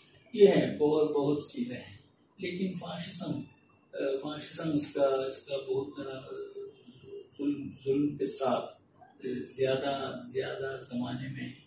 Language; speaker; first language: Hindi; non-native, local second language; Malayalam